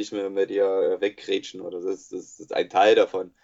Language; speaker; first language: German; non-native, fluent; English